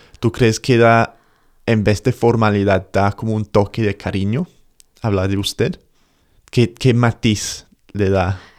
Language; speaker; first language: Spanish; non-native, fluent; English